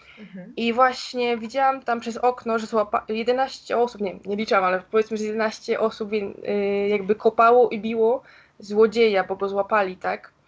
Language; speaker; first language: Polish; native; Polish